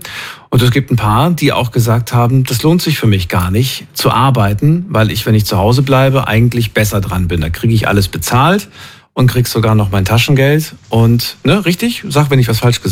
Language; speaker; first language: German; native; German